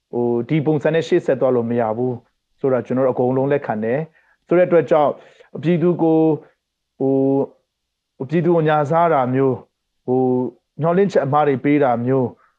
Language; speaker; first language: Burmese; non-native, local second language; Hakha Chin